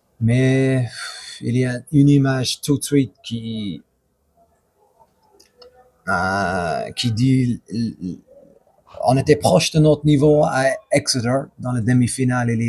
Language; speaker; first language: French; non-native, fluent; English